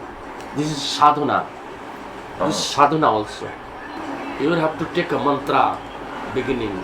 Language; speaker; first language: English; non-native, learner; Bangla